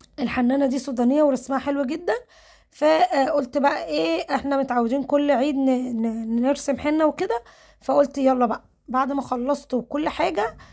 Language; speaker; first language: Arabic; native; Arabic